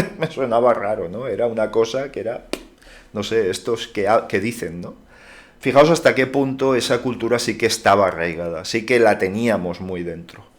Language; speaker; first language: Spanish; non-native, local second language; Catalan